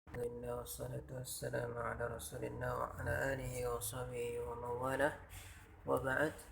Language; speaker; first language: Arabic; non-native, fluent; Indonesian